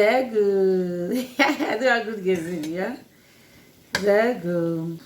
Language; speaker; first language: German; non-native, learner; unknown